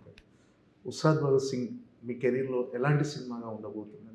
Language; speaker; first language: Telugu; native; Telugu